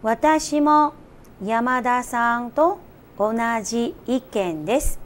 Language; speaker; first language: Japanese; non-native, fluent; Chinese